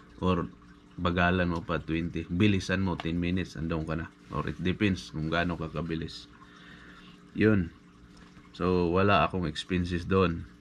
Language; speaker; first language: Filipino; non-native, local second language; Cebuano